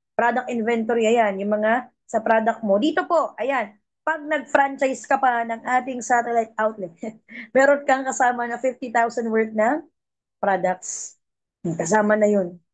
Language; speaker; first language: Filipino; non-native, local second language; Cebuano